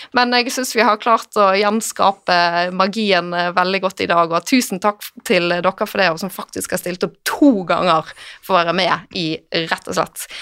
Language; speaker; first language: Norwegian; native; Norwegian